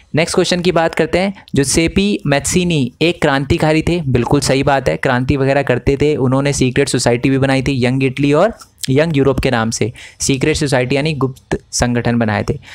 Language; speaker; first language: Hindi; native; Hindi